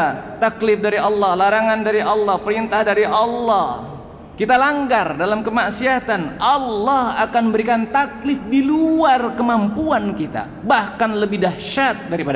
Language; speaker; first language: Indonesian; native; Indonesian